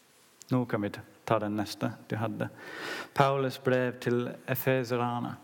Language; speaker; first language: Norwegian; non-native, learner; English